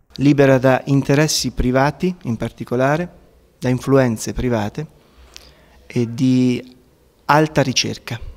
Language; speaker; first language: Italian; native; Italian